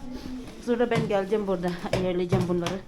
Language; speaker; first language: Turkish; non-native, learner; Filipino